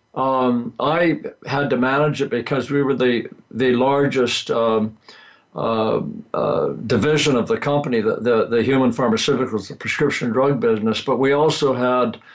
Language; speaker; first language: English; native; English